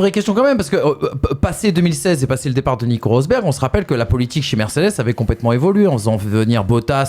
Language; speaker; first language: French; native; French